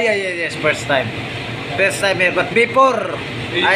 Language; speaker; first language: English; non-native, learner; Filipino